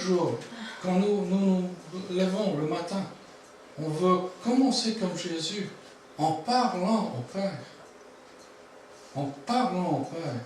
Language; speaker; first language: French; non-native, fluent; English